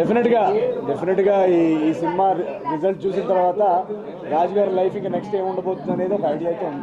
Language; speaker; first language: Telugu; native; Telugu